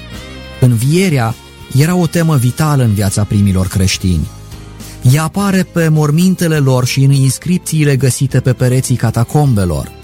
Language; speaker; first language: Romanian; native; Romanian